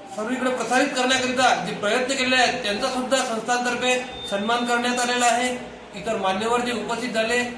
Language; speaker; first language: Marathi; native; Marathi